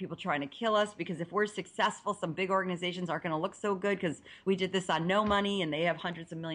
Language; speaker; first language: English; native; English